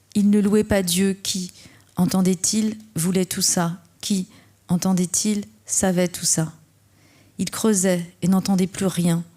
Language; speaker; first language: French; native; French